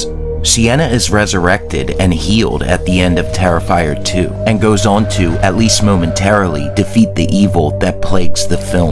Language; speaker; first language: English; native; English